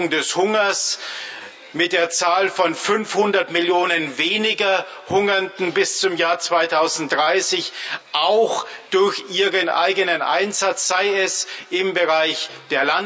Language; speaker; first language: German; native; German